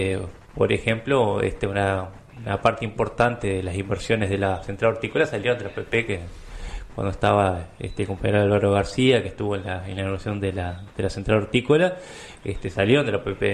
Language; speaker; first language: Spanish; native; Spanish